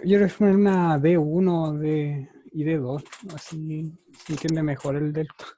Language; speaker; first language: Spanish; native; Spanish